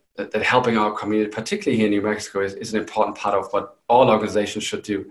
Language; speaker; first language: English; non-native, fluent; German